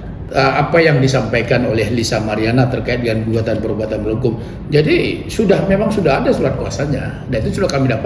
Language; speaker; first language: Indonesian; native; Indonesian